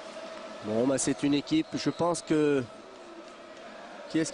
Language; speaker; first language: French; native; French